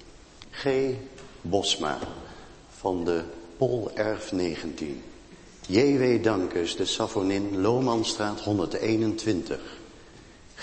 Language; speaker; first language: Dutch; native; Dutch